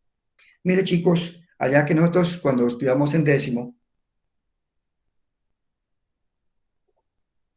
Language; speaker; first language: Spanish; native; Spanish